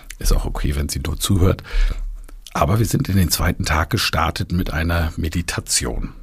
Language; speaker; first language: German; native; German